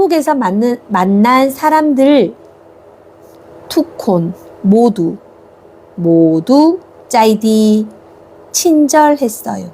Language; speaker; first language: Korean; non-native, fluent; Thai